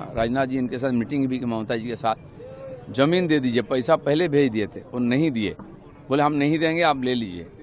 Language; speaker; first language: Hindi; non-native, local second language; Bangla